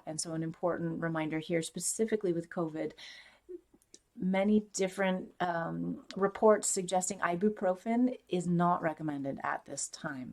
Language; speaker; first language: English; native; English